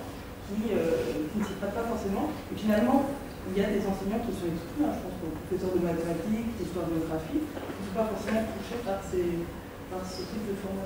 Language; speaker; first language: French; native; French